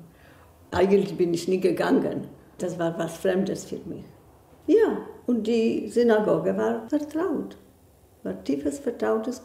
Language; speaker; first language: German; non-native, fluent; Polish